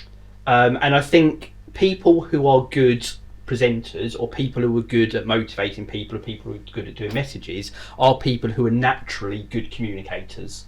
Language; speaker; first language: English; native; English